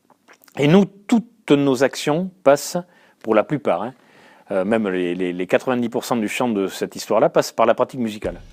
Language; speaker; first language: French; native; French